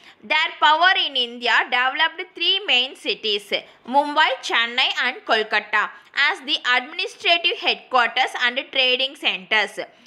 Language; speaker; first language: English; non-native, local second language; Tamil